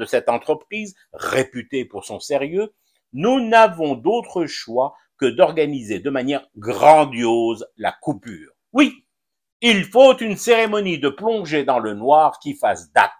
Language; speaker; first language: French; non-native, local second language; Arabic